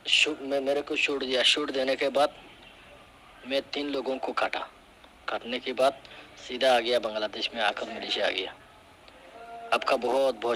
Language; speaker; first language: Hindi; non-native, learner; Rohingya